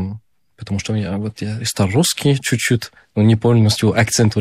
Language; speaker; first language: Russian; non-native, fluent; French